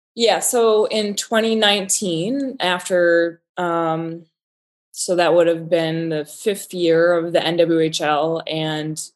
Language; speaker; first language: English; native; English